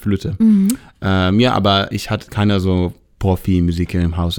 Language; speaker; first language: German; non-native, learner; Hebrew